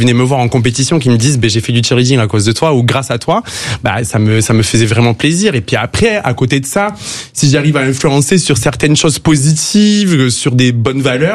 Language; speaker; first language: French; native; French